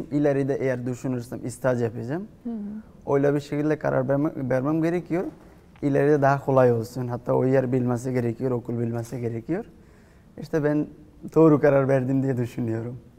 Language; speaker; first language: Turkish; non-native, fluent; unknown